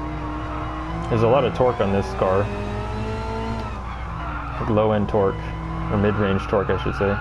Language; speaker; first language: English; native; English